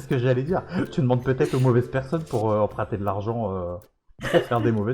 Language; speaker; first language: French; native; French